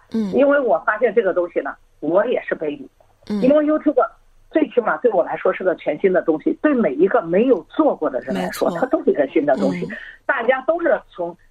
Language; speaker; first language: Chinese; native; Chinese